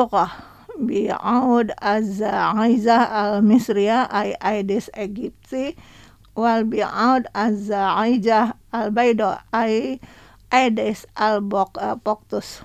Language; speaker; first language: Arabic; non-native, fluent; Indonesian